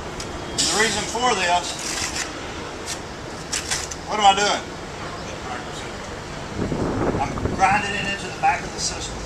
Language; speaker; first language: English; native; English